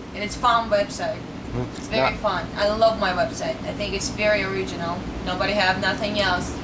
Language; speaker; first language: English; non-native, fluent; Kazakh